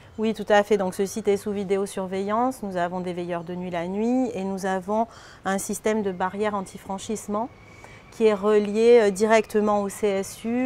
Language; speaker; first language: French; native; French